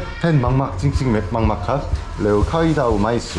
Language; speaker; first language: Thai; non-native, learner; Korean